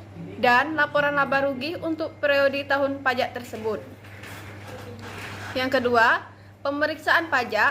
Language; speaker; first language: Indonesian; native; Indonesian